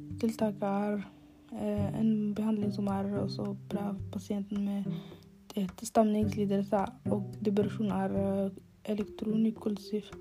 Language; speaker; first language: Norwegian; non-native, learner; Arabic